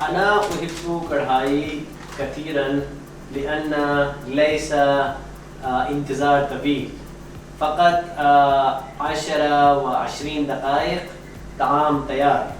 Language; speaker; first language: Arabic; non-native, learner; Urdu